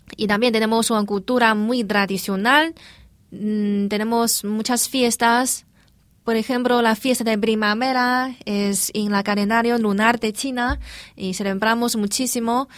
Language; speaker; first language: Spanish; non-native, fluent; Chinese